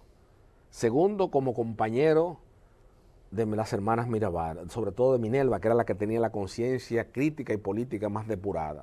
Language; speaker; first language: Spanish; native; Spanish